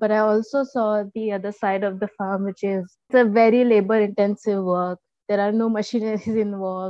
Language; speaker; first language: English; non-native, local second language; Marathi